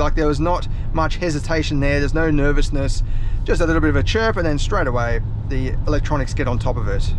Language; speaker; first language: English; native; English